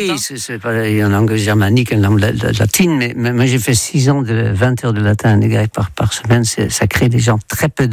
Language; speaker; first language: French; non-native, fluent; Dutch